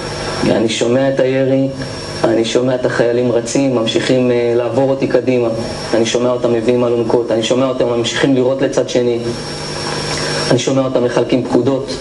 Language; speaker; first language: Hebrew; native; Hebrew